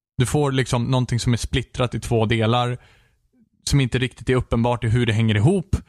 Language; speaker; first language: Swedish; native; Swedish